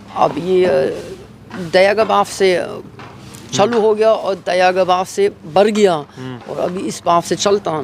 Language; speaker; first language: Hindi; non-native, learner; German